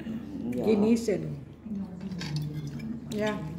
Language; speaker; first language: German; non-native, learner; Filipino